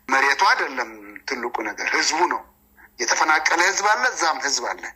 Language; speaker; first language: Amharic; non-native, local second language; Tigrinya